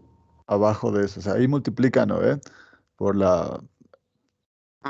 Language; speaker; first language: Spanish; native; Spanish